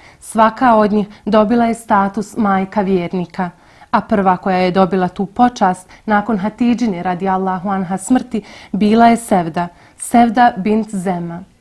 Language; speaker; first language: Bosnian; native; Bosnian